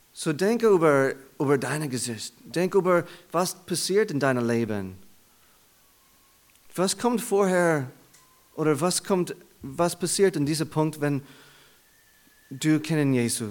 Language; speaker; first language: German; non-native, learner; English